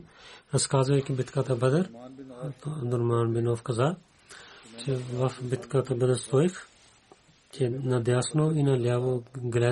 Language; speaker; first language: Bulgarian; non-native, learner; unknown